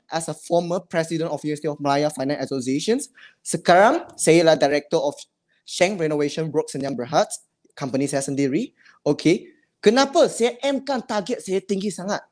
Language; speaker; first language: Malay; non-native, local second language; Chinese